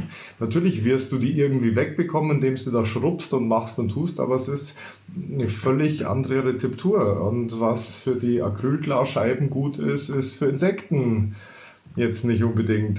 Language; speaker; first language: German; native; German